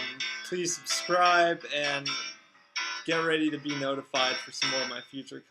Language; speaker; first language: English; native; English